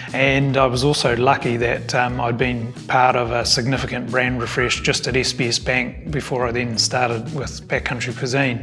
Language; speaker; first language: English; native; English